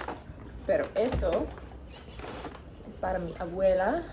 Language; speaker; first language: Spanish; non-native, learner; English